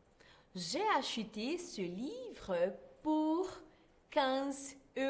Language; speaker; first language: French; non-native, fluent; Portuguese